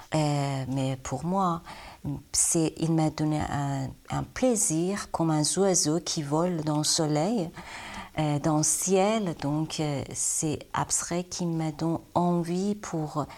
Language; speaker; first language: French; non-native, learner; Persian